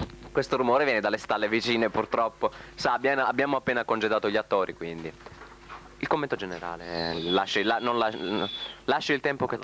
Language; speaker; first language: Italian; native; Italian